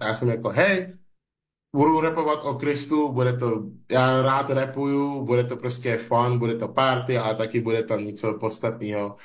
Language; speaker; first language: Czech; non-native, fluent; English